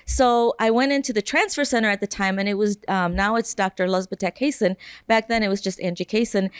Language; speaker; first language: English; native; English